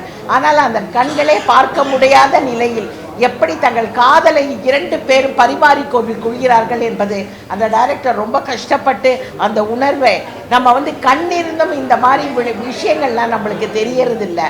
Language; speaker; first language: Tamil; native; Tamil